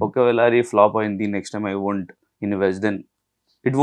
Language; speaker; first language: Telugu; non-native, local second language; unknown